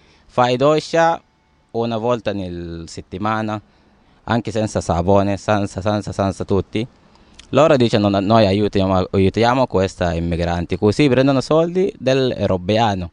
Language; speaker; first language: Italian; non-native, learner; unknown